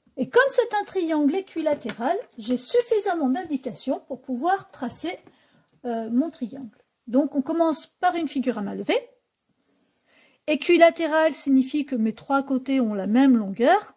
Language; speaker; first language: French; native; French